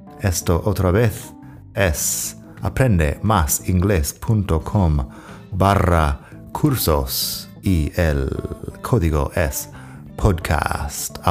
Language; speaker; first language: Spanish; non-native, fluent; English